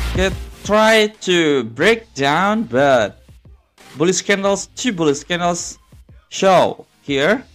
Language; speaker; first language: English; non-native, learner; Indonesian